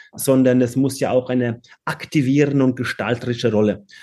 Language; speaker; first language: German; non-native, fluent; Norwegian